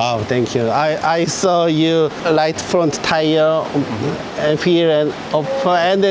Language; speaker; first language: English; non-native, learner; Korean